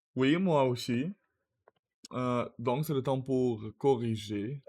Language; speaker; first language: French; non-native, learner; Russian